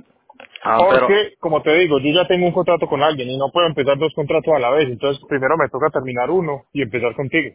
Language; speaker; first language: Spanish; native; Spanish